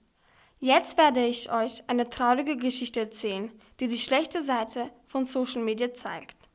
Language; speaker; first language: German; early bilingual, other home language; Turkish